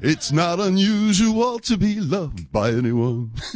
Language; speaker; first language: English; early bilingual, other home language; German